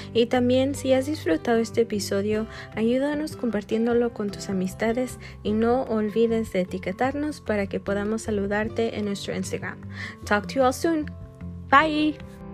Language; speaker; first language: Spanish; early bilingual, other home language; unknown